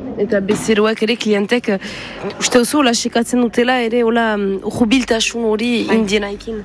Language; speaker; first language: Basque; native; Basque